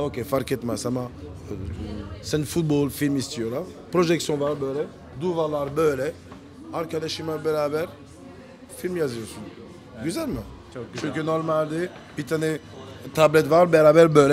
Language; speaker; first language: Turkish; non-native, learner; French